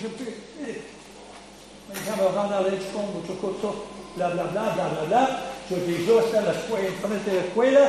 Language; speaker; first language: Spanish; non-native, fluent; English